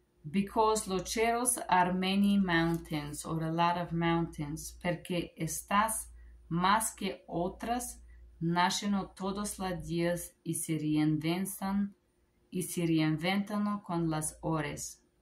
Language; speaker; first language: Spanish; non-native, learner; Macedonian